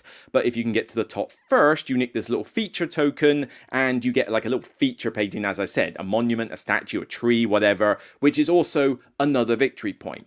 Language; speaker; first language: English; native; English